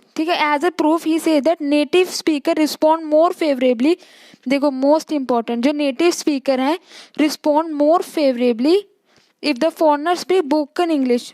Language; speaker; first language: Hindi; native; Hindi